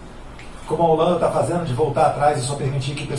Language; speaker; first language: Portuguese; native; Portuguese